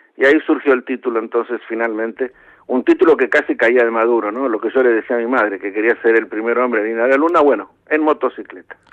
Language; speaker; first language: Spanish; native; Spanish